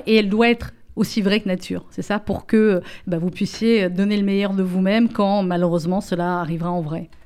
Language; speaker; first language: French; native; French